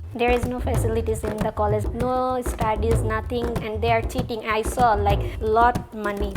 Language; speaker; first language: English; non-native, local second language; Bangla